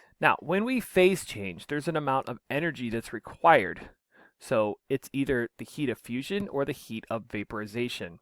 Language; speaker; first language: English; native; English